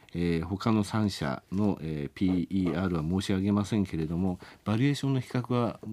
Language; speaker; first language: Japanese; native; Japanese